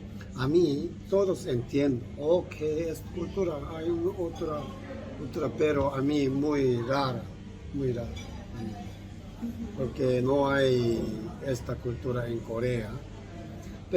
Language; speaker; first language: Spanish; non-native, learner; Korean